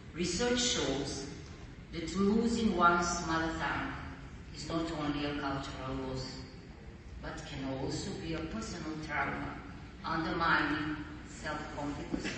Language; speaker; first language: English; non-native, fluent; Macedonian